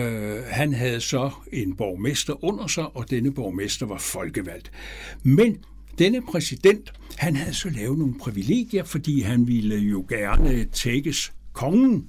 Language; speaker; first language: Danish; native; Danish